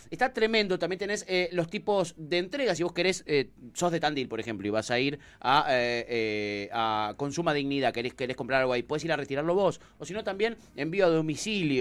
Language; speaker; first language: Spanish; native; Spanish